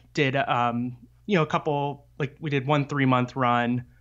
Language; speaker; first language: English; native; English